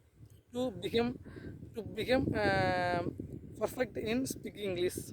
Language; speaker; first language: English; non-native, learner; Tamil